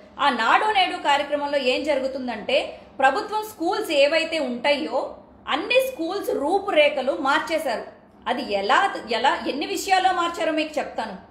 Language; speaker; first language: Telugu; native; Telugu